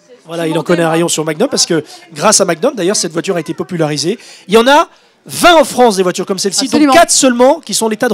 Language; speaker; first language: French; native; French